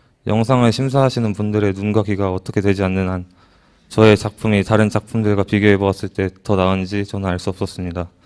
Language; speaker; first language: Korean; native; Korean